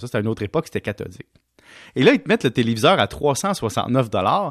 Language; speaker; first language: French; native; French